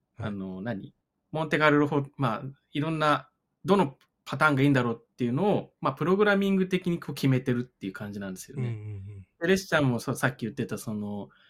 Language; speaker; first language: Japanese; native; Japanese